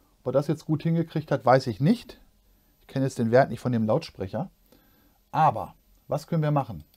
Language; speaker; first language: German; native; German